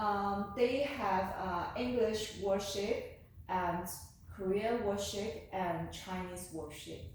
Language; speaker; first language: English; non-native, learner; Chinese